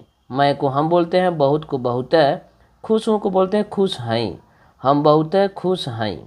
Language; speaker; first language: Hindi; non-native, local second language; Bhojpuri